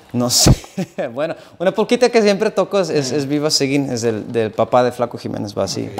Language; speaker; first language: Spanish; non-native, fluent; Dutch